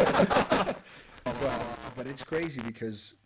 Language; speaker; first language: English; early bilingual, other home language; Spanish